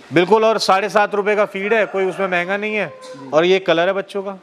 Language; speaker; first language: Hindi; native; Hindi